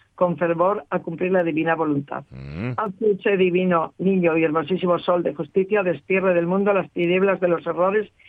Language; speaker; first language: Spanish; native; Spanish